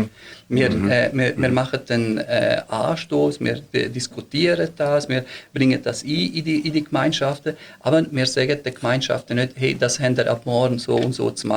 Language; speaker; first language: German; early bilingual, other home language; Bosnian